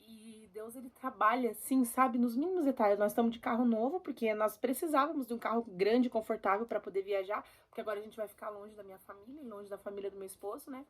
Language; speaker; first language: Portuguese; native; Portuguese